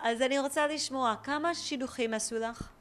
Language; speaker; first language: Hebrew; native; Hebrew